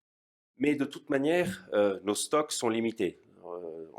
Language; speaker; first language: French; native; French